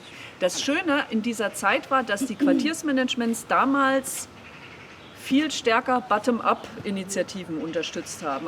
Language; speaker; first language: German; native; German